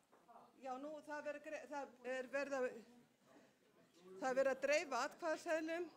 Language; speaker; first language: Icelandic; native; Icelandic